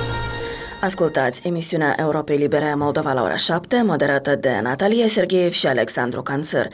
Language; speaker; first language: Romanian; native; Romanian